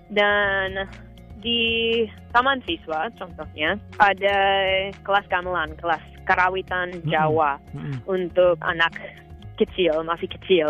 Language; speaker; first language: Indonesian; non-native, fluent; English